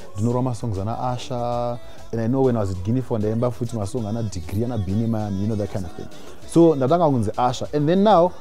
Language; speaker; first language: English; non-native, local second language; Shona